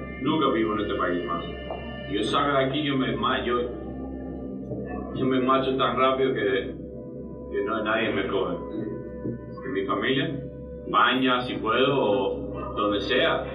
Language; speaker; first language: Spanish; early bilingual, heritage; English